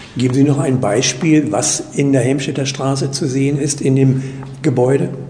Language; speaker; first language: German; native; German